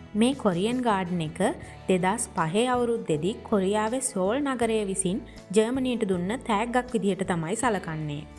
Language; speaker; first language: Sinhala; native; Sinhala